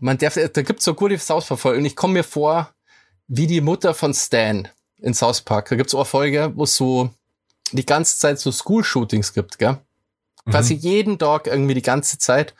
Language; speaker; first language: German; native; German